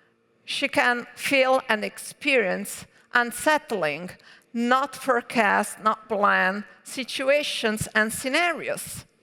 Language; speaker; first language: English; non-native, fluent; Italian